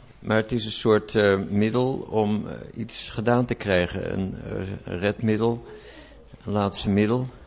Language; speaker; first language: Dutch; native; Dutch